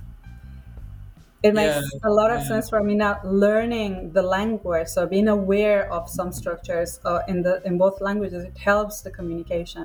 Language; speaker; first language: English; non-native, fluent; Persian